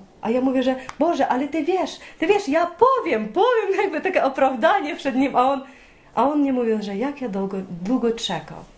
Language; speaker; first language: Polish; non-native, learner; Ukrainian